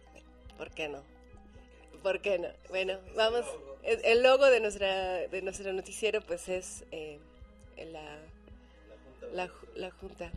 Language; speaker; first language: Spanish; native; Spanish